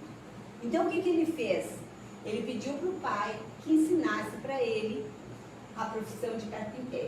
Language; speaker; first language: Portuguese; native; Portuguese